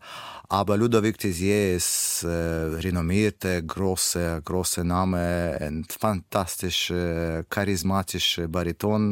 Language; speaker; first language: German; non-native, learner; Russian